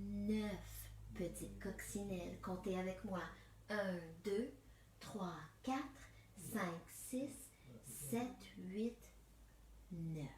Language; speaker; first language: French; native; French